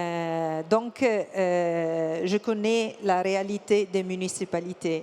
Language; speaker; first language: French; non-native, fluent; Italian